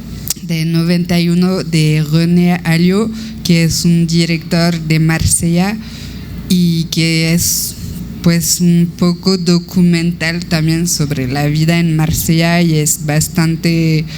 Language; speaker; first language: Spanish; non-native, fluent; French